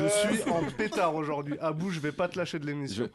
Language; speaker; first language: French; native; French